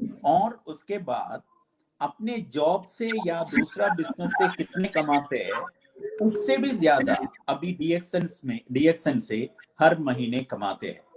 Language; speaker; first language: Hindi; non-native, fluent; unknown